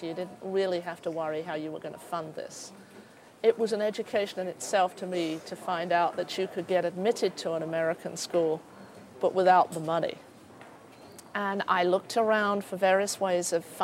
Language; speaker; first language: English; native; English